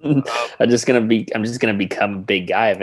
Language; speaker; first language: English; native; English